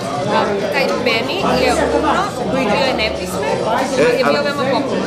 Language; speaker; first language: Spanish; non-native, fluent; Serbian